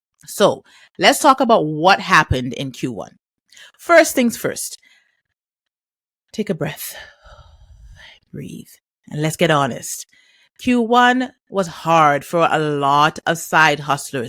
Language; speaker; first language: English; native; English